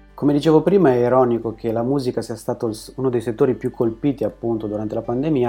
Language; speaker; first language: Italian; native; Italian